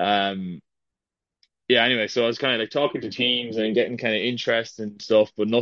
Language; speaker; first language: English; native; English